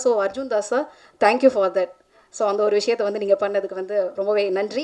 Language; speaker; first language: Tamil; native; Tamil